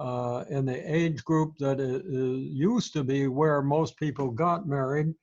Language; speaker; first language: English; native; English